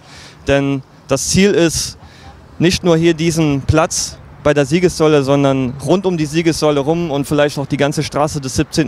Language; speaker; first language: German; native; German